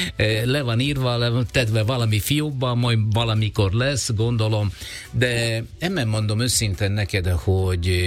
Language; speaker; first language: Hungarian; non-native, learner; Italian